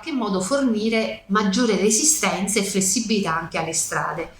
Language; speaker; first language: Italian; native; Italian